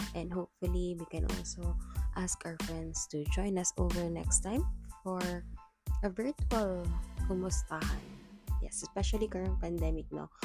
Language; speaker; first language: English; non-native, local second language; Cebuano